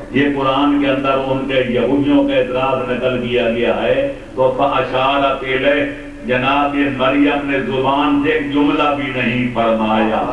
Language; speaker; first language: Urdu; non-native, local second language; Punjabi